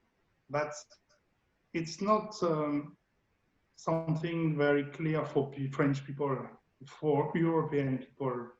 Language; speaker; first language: English; non-native, learner; French